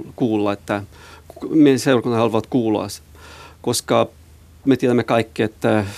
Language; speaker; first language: Finnish; non-native, local second language; Swedish